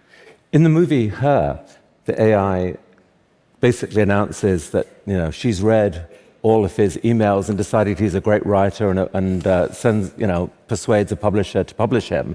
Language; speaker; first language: English; native; English